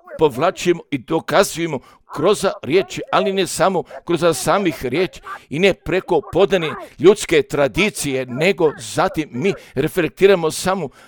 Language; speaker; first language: Croatian; early bilingual, heritage; Croatian